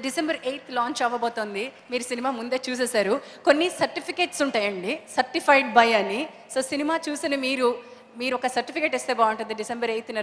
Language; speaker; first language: Telugu; native; Telugu